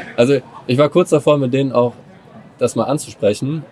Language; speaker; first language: German; non-native, fluent; Indonesian